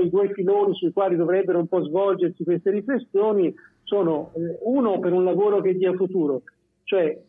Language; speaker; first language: Italian; native; Italian